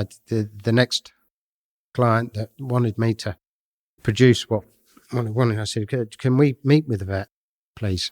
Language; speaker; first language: English; native; English